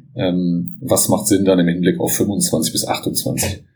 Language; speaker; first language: German; native; German